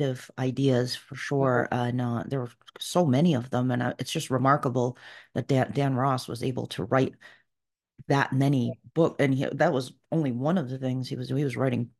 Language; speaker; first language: English; early bilingual, other home language; Portuguese